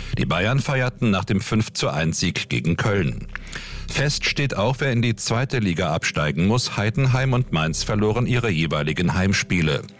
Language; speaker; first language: German; native; German